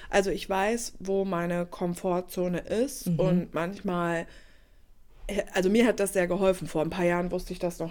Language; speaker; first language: German; native; German